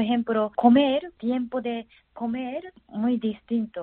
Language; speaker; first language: Spanish; non-native, learner; Japanese